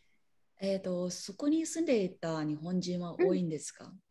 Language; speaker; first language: Japanese; non-native, learner; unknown